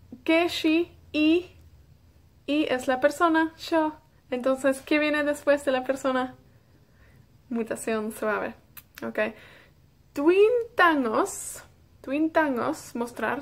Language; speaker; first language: Spanish; non-native, fluent; Welsh